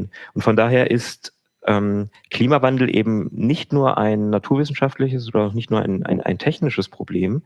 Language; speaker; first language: German; native; German